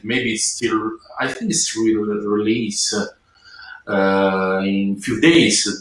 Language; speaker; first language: English; non-native, learner; Italian